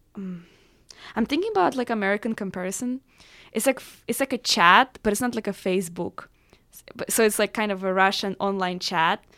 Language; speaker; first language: English; non-native, fluent; Russian